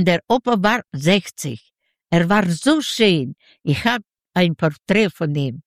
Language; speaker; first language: German; non-native, fluent; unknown